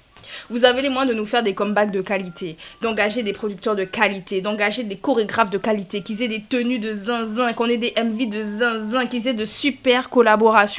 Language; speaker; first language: French; native; French